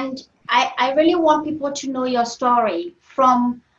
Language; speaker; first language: English; non-native, fluent; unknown